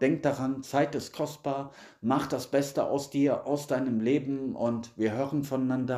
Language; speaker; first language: German; native; German